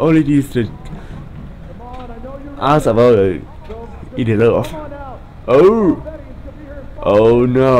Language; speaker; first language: English; non-native, learner; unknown